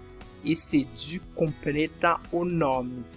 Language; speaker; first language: Portuguese; non-native, fluent; French